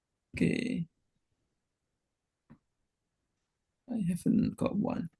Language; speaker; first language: English; non-native, fluent; Indonesian